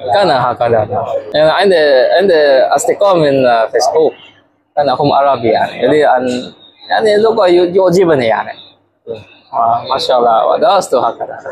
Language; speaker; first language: Arabic; non-native, learner; Chinese